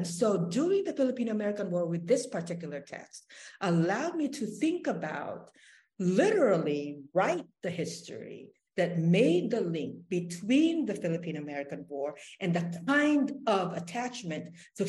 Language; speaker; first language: English; non-native, local second language; Waray